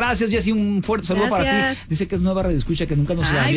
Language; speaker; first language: Spanish; native; Spanish